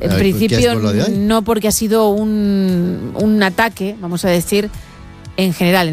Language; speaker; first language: Spanish; native; Spanish